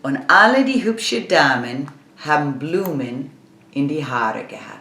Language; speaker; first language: German; non-native, learner; English